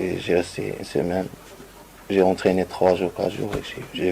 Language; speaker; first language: French; non-native, learner; Arabic